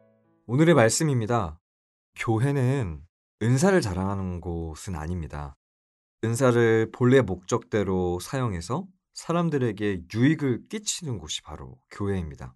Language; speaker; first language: Korean; native; Korean